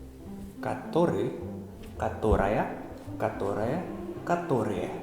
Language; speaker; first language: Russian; non-native, fluent; Indonesian